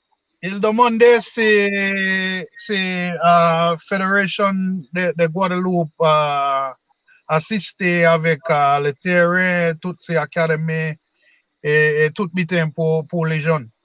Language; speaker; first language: French; non-native, learner; English